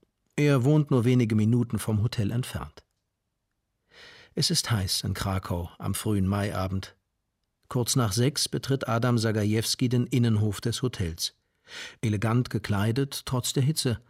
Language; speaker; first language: German; native; German